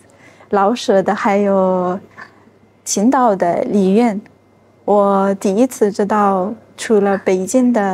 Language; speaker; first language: Chinese; non-native, fluent; Arabic